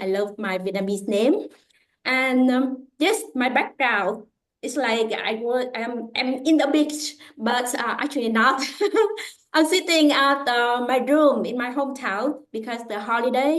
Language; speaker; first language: English; non-native, fluent; Vietnamese